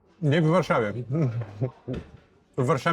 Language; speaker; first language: Polish; non-native, fluent; Portuguese